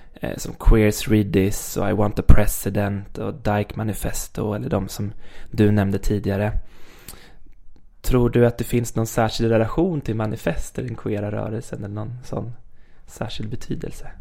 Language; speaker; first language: Swedish; native; Swedish